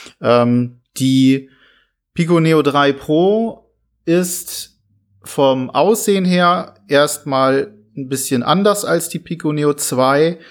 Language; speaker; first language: German; native; German